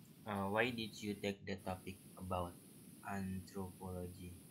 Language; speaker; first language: English; non-native, learner; Indonesian